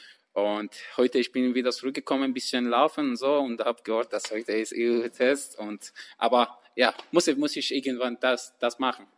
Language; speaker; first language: German; non-native, learner; Persian